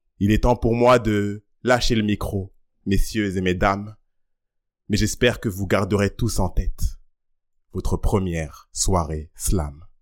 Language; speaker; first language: French; early bilingual, other home language; Lingala